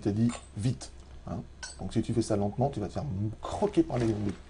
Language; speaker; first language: French; native; French